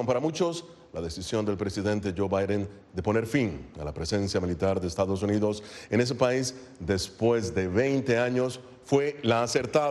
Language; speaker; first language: Spanish; native; Spanish